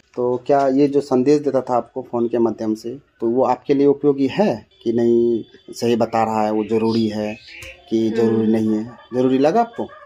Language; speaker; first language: Hindi; native; Hindi